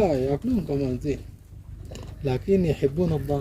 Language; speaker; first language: Arabic; native; Arabic